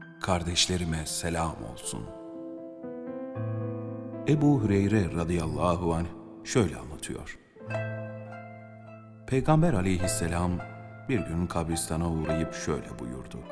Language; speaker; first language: Turkish; native; Turkish